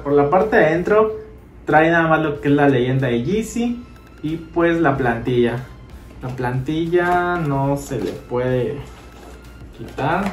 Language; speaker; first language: Spanish; native; Spanish